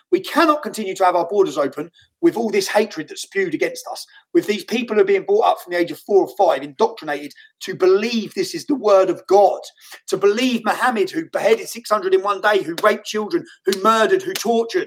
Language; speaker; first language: English; native; English